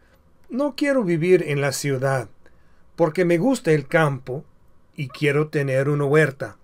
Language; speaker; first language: Spanish; non-native, learner; English